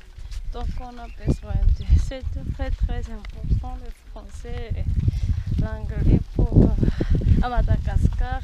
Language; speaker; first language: French; non-native, local second language; Malagasy